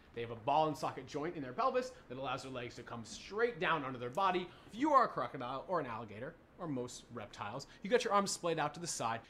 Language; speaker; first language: English; native; English